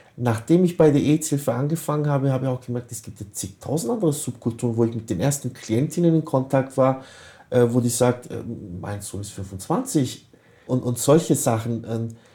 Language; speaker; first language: German; early bilingual, other home language; Kurdish